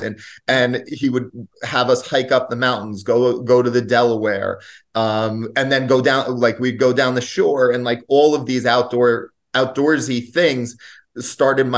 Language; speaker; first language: English; native; English